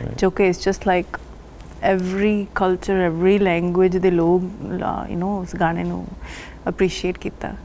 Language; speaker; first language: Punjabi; early bilingual, heritage; Punjabi